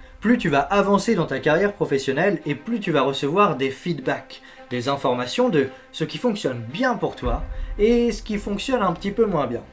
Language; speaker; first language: French; native; French